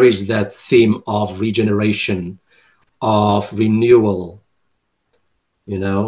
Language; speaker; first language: English; non-native, local second language; Afrikaans